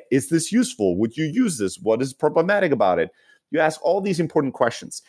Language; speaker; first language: English; non-native, fluent; Greek